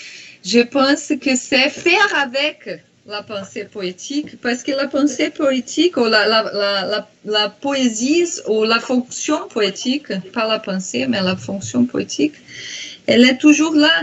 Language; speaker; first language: French; non-native, fluent; Portuguese